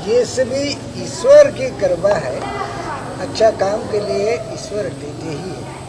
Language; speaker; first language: Hindi; non-native, local second language; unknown